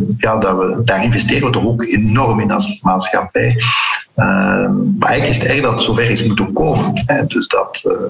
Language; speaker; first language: Dutch; early bilingual, heritage; Dutch